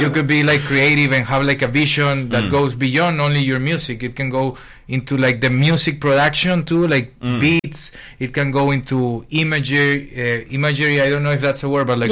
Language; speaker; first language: English; non-native, fluent; Spanish